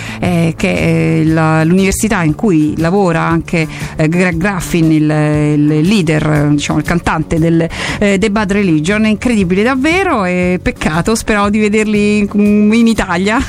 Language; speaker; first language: Italian; native; Italian